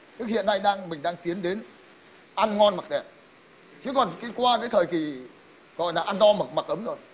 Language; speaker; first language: Vietnamese; native; Vietnamese